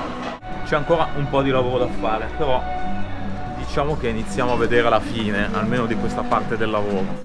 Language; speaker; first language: Italian; native; Italian